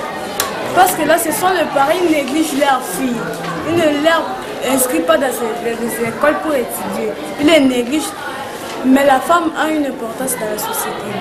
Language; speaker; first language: French; non-native, local second language; Lingala